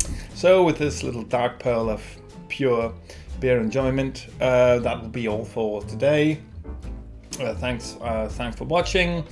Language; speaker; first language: English; non-native, fluent; Danish